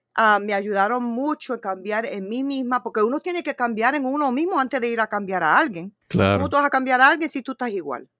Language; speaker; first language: Spanish; early bilingual, heritage; Spanish